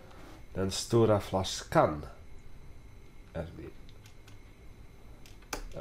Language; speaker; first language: Swedish; non-native, learner; English